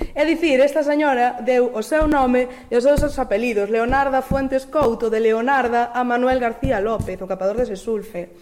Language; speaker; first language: Galician; non-native, local second language; Spanish